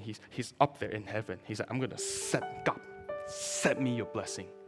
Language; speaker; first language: English; early bilingual, other home language; Chinese